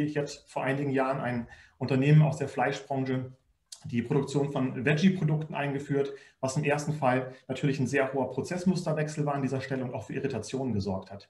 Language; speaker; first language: German; native; German